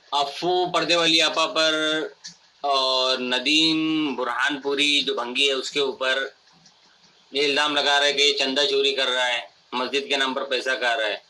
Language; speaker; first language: Urdu; native; Urdu